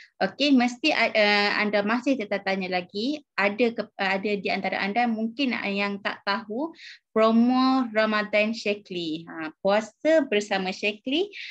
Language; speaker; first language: Malay; native; Malay